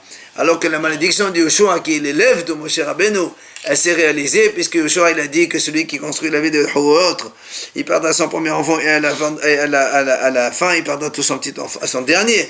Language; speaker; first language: French; native; French